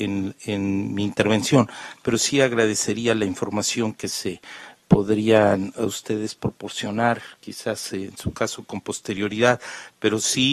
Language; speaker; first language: Spanish; native; Spanish